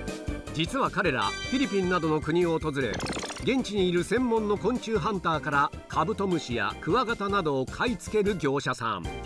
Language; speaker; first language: Japanese; native; Japanese